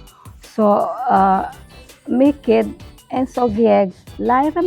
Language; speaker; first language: Icelandic; non-native, learner; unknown